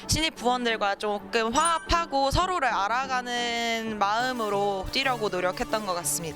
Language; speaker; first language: Korean; native; Korean